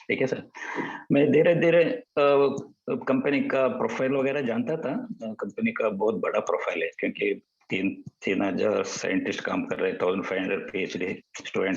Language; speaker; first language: Hindi; non-native, local second language; Kannada